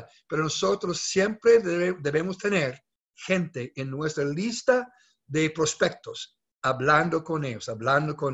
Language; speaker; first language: Spanish; non-native, fluent; English